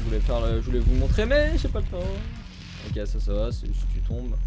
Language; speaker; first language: French; native; French